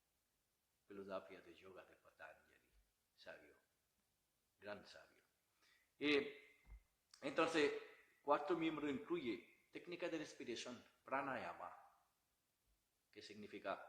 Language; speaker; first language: Spanish; non-native, learner; Bangla